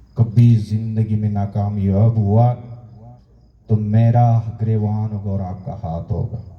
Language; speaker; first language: Urdu; non-native, local second language; Pashto